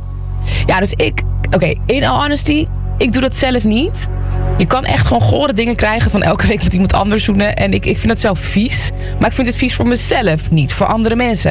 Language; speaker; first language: Dutch; native; Dutch